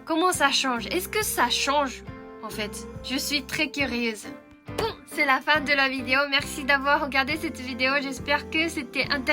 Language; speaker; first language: French; non-native, fluent; Japanese